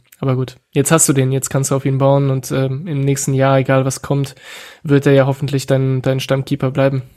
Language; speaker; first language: German; non-native, fluent; French